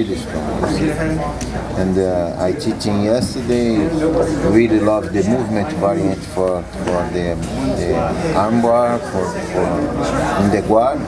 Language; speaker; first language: English; non-native, learner; Portuguese